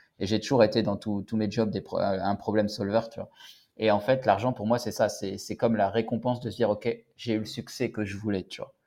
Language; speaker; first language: French; native; French